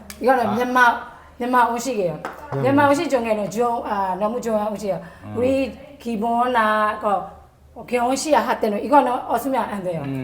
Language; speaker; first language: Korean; non-native, learner; Burmese